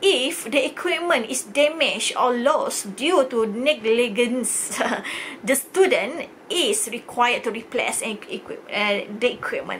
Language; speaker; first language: English; non-native, local second language; Malay